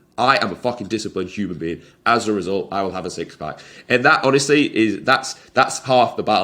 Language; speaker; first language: English; native; English